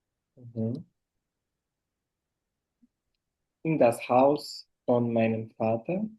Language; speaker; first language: German; non-native, fluent; Portuguese